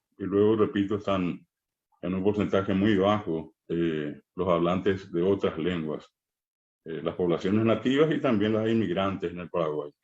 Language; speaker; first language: Spanish; non-native, local second language; Guarani